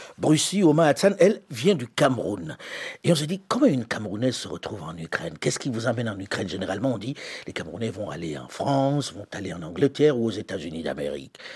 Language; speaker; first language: French; native; French